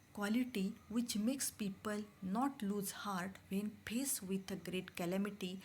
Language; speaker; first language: English; non-native, local second language; Marathi